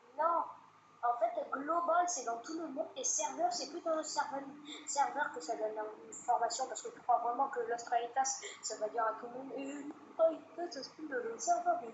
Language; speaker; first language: French; native; French